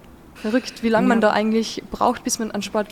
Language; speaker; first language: German; native; German